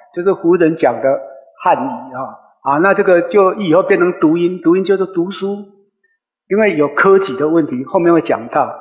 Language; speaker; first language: Chinese; non-native, local second language; Min Nan Chinese